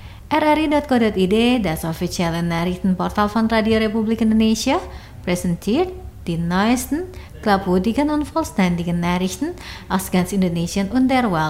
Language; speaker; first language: German; non-native, fluent; Indonesian